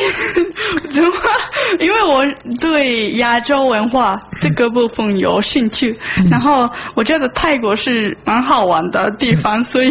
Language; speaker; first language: Chinese; non-native, fluent; Japanese